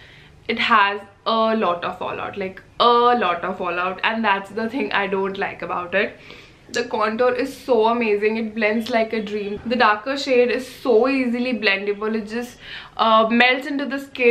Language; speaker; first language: English; non-native, local second language; Hindi